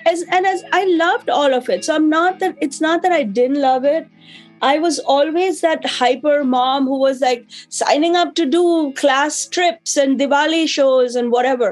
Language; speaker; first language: English; non-native, local second language; Hindi